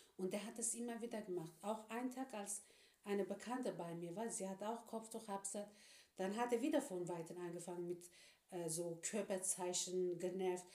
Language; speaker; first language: German; non-native, fluent; Turkish